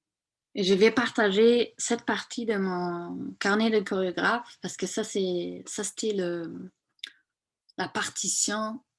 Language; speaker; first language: French; non-native, fluent; German